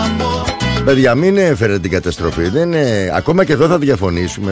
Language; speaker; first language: Greek; native; Greek